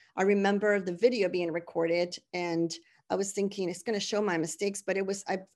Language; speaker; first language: English; non-native, fluent; Spanish